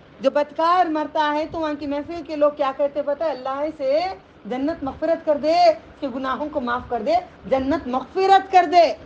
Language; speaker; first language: Urdu; native; Urdu